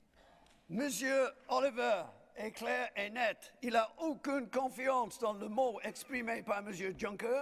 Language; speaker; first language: French; non-native, fluent; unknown